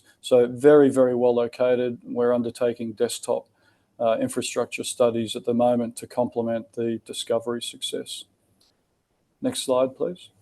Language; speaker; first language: English; native; English